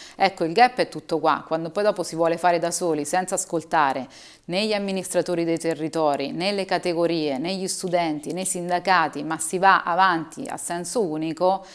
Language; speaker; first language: Italian; native; Italian